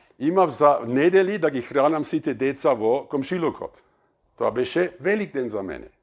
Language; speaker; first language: Macedonian; non-native, fluent; German